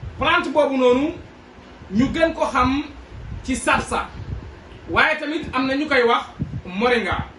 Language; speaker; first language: Wolof; native; Wolof